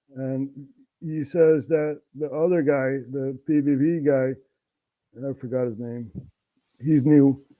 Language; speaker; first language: English; non-native, fluent; Dutch